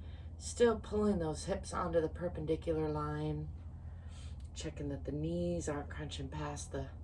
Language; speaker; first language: English; native; English